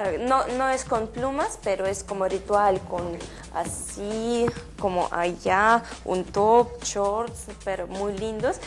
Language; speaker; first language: Spanish; non-native, learner; Russian